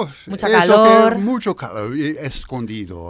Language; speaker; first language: Spanish; non-native, learner; French